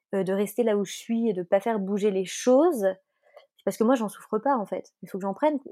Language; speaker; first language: French; native; French